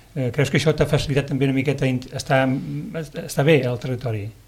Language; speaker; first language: Catalan; native; Catalan